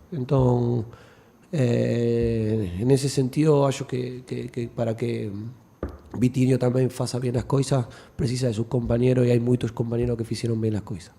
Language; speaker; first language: Portuguese; non-native, fluent; Spanish